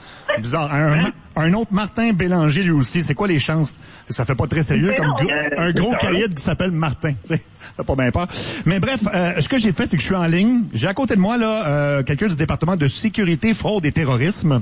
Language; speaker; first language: French; native; French